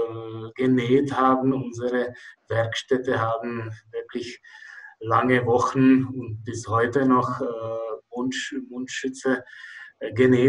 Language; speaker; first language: German; non-native, fluent; Czech